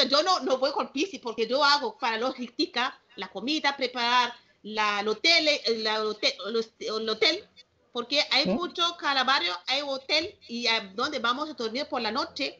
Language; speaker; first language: Spanish; non-native, learner; Malagasy